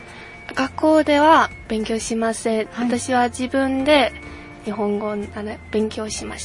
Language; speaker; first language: Japanese; non-native, fluent; Mongolian